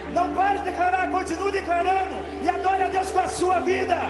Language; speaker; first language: Portuguese; native; Portuguese